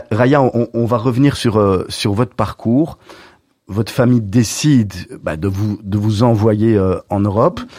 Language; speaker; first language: French; native; French